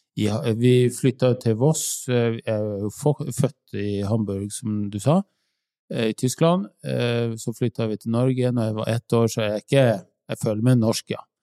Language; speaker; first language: Norwegian; native; Norwegian